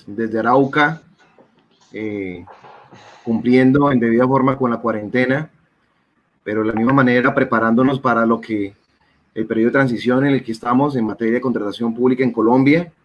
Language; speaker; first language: Spanish; native; Spanish